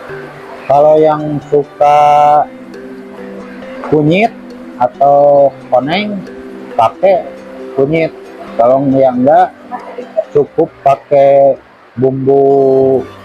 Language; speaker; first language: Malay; non-native, local second language; Sundanese